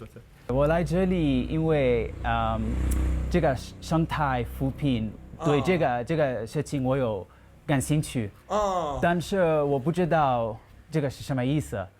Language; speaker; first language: Chinese; non-native, learner; English